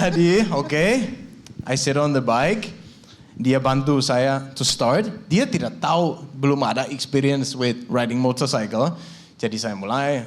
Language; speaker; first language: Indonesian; non-native, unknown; Danish